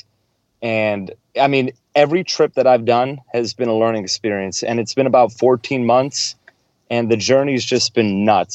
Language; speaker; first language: English; native; English